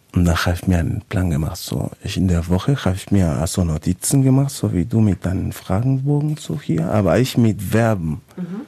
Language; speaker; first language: German; non-native, fluent; Spanish